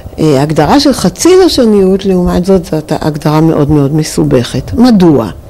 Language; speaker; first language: Hebrew; native; Hebrew